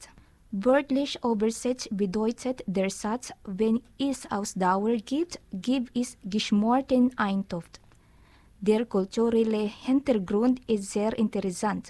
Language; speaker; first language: German; non-native, learner; Filipino